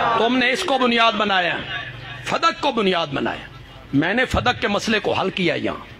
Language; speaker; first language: Urdu; non-native, local second language; Punjabi